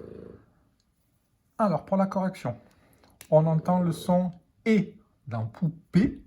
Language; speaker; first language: French; native; French